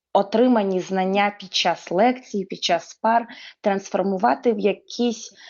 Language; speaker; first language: Ukrainian; native; Ukrainian